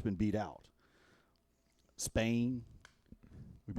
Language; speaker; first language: English; native; English